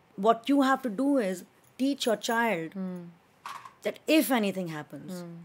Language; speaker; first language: English; early bilingual, other home language; Hindi